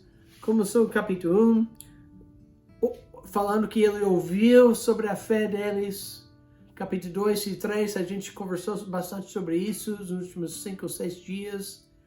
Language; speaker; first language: Portuguese; non-native, fluent; English